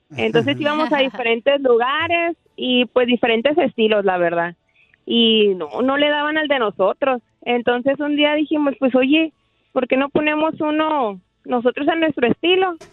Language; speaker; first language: Spanish; native; Spanish